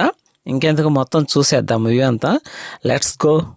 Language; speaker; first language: Telugu; native; Telugu